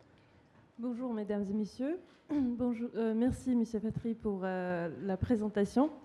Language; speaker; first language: French; non-native, fluent; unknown